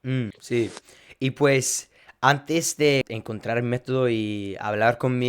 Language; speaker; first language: Spanish; non-native, fluent; English